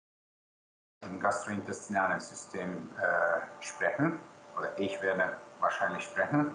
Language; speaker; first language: German; non-native, local second language; Hungarian